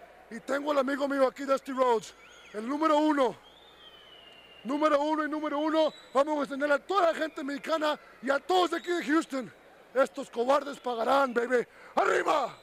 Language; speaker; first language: Spanish; early bilingual, heritage; Spanish